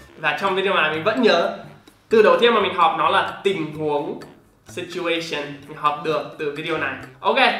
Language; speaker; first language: Vietnamese; non-native, fluent; English